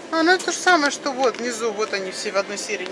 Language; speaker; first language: Russian; native; Russian